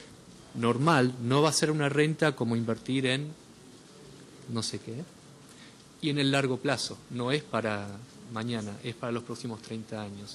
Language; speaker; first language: Spanish; native; Spanish